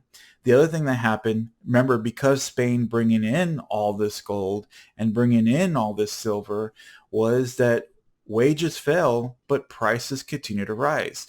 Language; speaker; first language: English; native; English